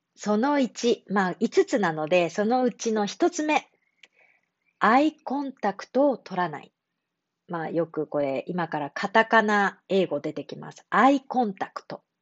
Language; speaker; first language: Japanese; native; Japanese